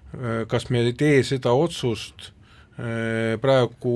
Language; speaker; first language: Estonian; native; Estonian